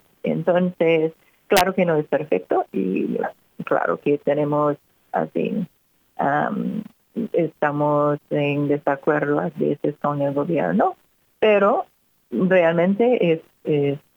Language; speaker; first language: Spanish; non-native, fluent; English